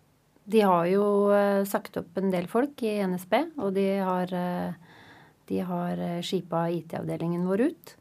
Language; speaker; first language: Norwegian; native; Norwegian